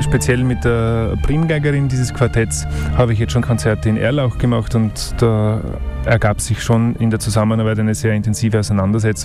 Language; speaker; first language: German; native; German